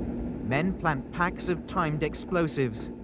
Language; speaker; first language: English; native; English